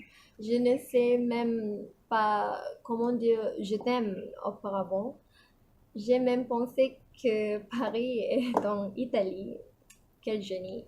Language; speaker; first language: French; non-native, learner; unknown